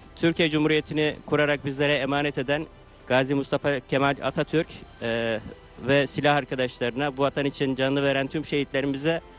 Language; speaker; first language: Turkish; native; Turkish